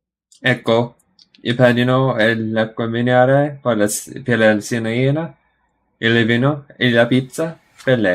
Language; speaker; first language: Italian; non-native, learner; English